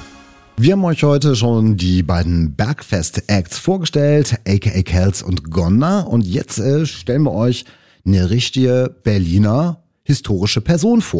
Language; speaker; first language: German; native; German